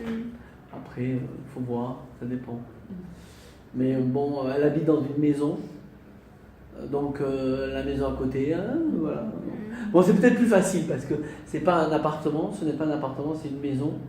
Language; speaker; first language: French; non-native, fluent; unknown